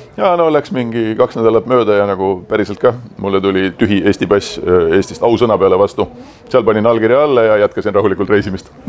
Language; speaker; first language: Estonian; native; Estonian